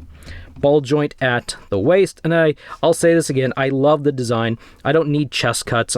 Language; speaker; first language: English; native; English